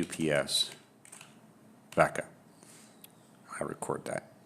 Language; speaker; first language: English; native; English